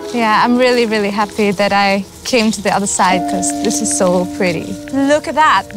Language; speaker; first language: English; native; English